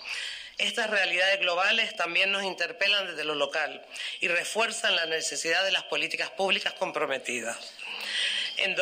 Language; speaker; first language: Spanish; native; Spanish